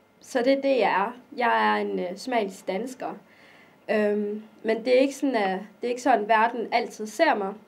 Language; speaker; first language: Danish; early bilingual, other home language; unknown